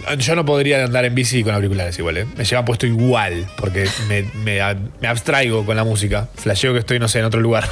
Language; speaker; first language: Spanish; native; Spanish